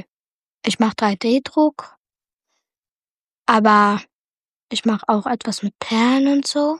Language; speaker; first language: German; non-native, learner; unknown